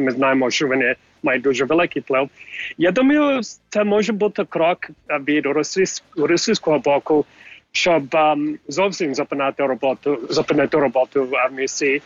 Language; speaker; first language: Ukrainian; early bilingual, heritage; English